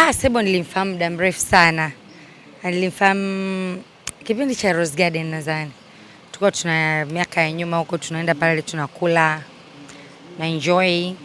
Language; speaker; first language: Swahili; native; Swahili